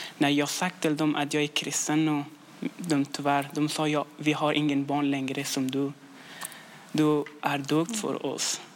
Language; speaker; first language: Swedish; non-native, learner; Persian